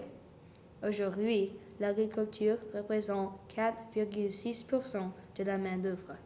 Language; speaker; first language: French; non-native, learner; English